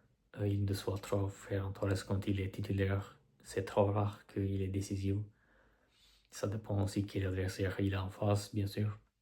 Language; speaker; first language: French; non-native, fluent; Albanian